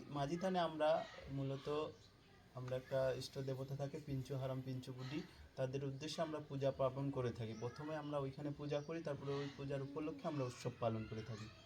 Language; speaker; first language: Bangla; non-native, local second language; Santali